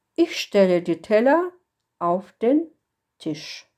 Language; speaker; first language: German; non-native, fluent; Russian